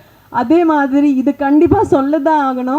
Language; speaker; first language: Tamil; non-native, learner; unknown